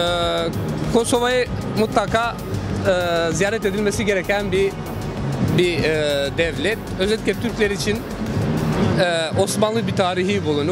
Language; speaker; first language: Turkish; non-native, fluent; Albanian